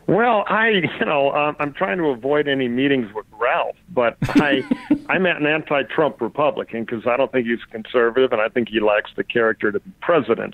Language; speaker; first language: English; native; English